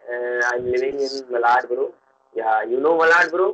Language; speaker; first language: English; non-native, learner; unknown